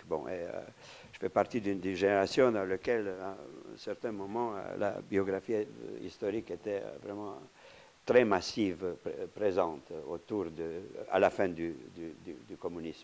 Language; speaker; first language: French; non-native, fluent; Romanian